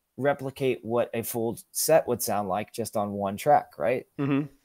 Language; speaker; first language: English; native; English